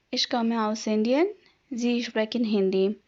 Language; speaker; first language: German; non-native, fluent; Hindi